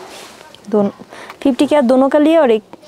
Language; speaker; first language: Hindi; non-native, learner; Bangla